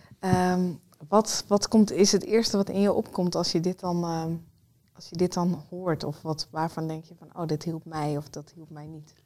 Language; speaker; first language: Dutch; native; Dutch